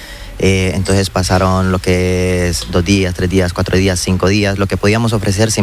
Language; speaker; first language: Spanish; native; Spanish